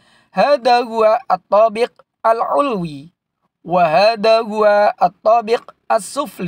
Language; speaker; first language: Arabic; non-native, fluent; Indonesian